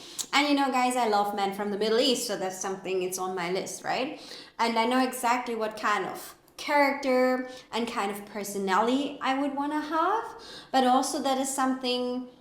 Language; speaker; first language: English; non-native, fluent; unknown